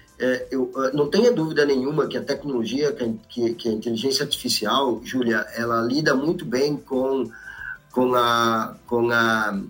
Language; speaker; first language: Portuguese; native; Portuguese